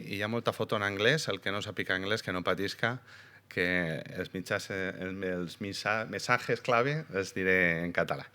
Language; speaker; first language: Catalan; native; Catalan